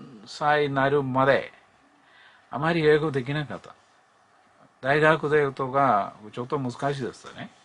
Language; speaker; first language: Japanese; non-native, learner; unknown